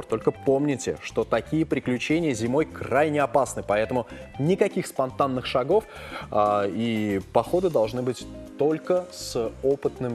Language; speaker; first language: Russian; native; Russian